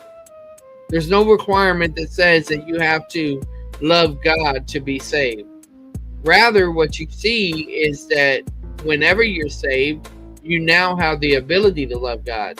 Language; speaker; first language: English; native; English